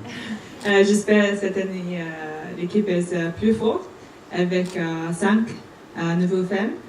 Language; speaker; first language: French; non-native, learner; English